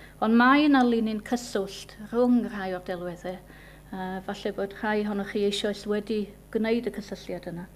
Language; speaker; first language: Welsh; native; Welsh